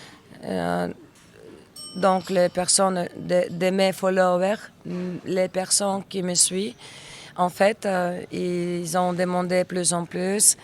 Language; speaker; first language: French; non-native, learner; Russian